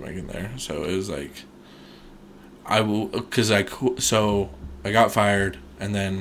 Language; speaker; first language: English; native; English